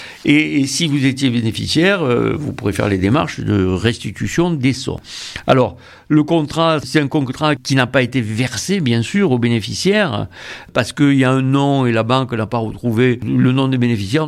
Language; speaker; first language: French; native; French